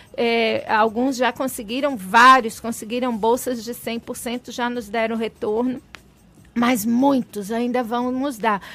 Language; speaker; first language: Portuguese; native; Portuguese